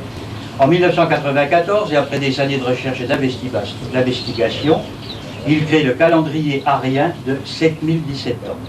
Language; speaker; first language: French; native; French